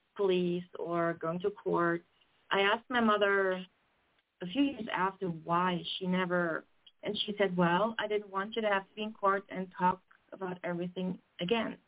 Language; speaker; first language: English; non-native, fluent; German